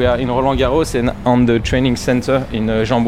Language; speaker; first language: English; non-native, learner; French